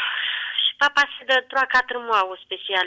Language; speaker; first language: French; non-native, learner; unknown